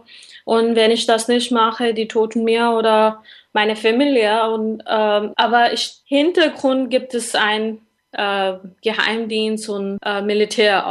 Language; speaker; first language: German; non-native, learner; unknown